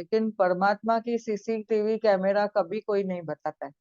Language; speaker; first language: Hindi; native; Hindi